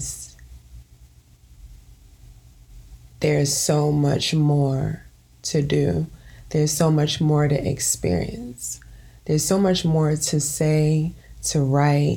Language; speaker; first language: English; native; English